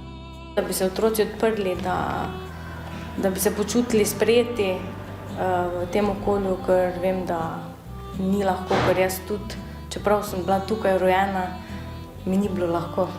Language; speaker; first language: Slovenian; early bilingual, other home language; Albanian